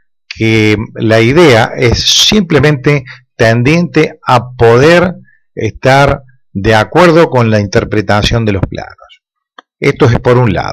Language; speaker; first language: Spanish; native; Spanish